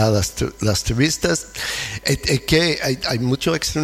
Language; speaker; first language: Spanish; non-native, fluent; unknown